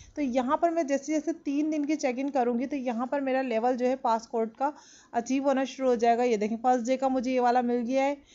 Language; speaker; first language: Urdu; non-native, local second language; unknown